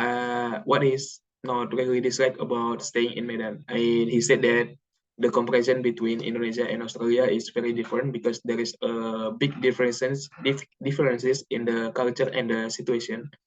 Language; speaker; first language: English; non-native, learner; Indonesian